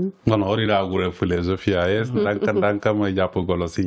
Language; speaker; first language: Basque; non-native, learner; Wolof